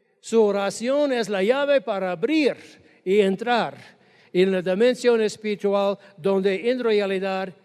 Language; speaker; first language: Spanish; non-native, fluent; English